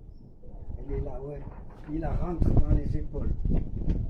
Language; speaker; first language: French; native; French